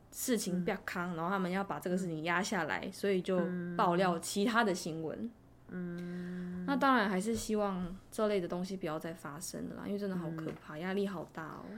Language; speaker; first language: Chinese; native; Chinese